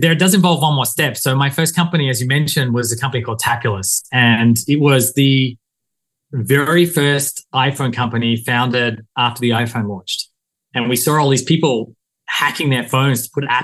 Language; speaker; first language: English; native; English